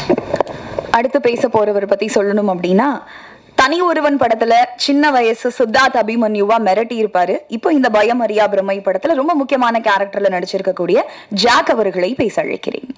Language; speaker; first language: Tamil; native; Tamil